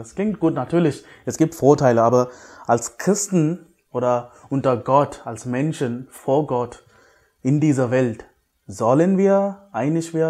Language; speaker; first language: German; non-native, fluent; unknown